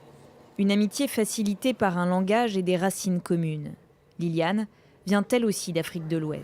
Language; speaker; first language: French; native; French